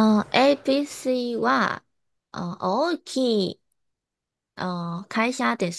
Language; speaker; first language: Japanese; non-native, learner; Chinese